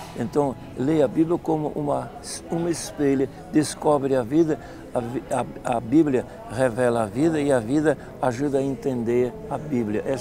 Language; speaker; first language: Portuguese; non-native, fluent; Dutch